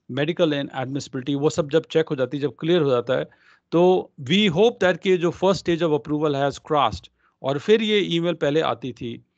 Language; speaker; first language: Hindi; non-native, local second language; Punjabi